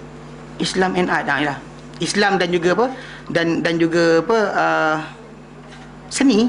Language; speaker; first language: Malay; native; Malay